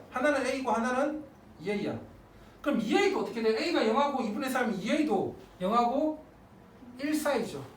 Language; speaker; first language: Korean; native; Korean